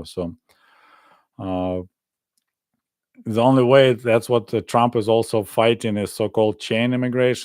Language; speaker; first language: English; non-native, fluent; Russian